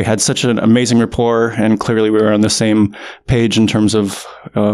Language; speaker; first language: English; native; English